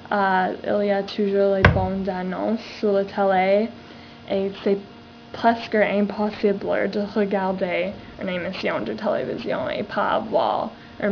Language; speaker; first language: French; non-native, learner; English